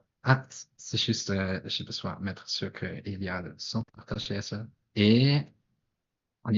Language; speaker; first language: French; non-native, fluent; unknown